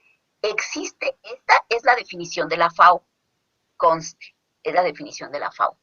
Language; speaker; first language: Spanish; native; Spanish